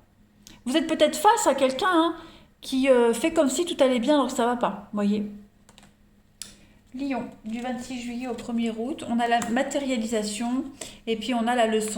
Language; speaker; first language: French; native; French